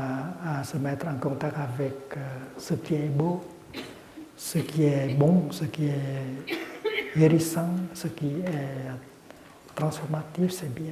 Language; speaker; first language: French; non-native, fluent; Vietnamese